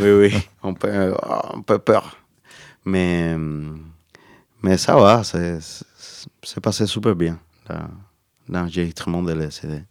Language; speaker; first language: French; non-native, learner; Spanish